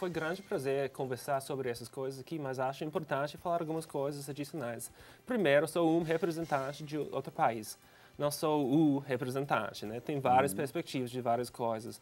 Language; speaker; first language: Portuguese; non-native, fluent; English